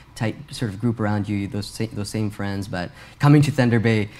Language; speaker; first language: English; native; English